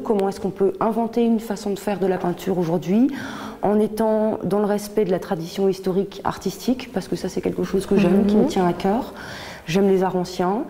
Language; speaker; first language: French; native; French